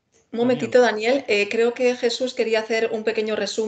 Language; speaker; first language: Spanish; native; Spanish